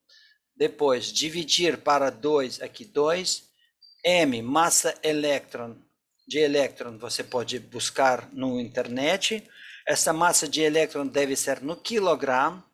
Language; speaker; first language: Portuguese; non-native, fluent; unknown